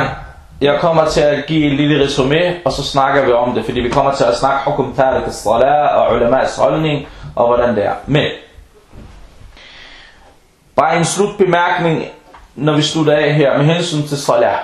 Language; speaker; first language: Danish; non-native, local second language; Arabic